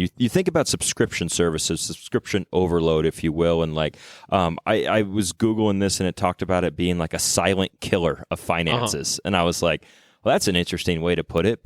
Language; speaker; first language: English; native; English